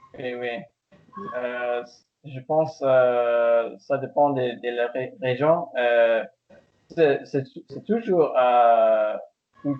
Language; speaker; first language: French; non-native, learner; English